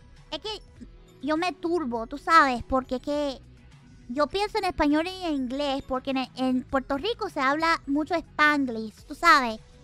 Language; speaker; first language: Spanish; early bilingual, other home language; English